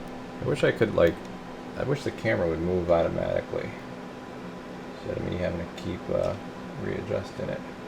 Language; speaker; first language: English; native; English